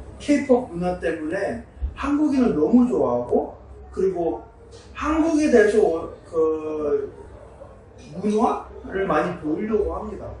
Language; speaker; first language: Korean; early bilingual, heritage; Korean